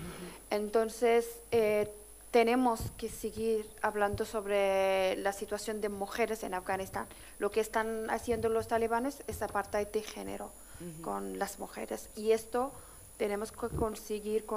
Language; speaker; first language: Spanish; non-native, fluent; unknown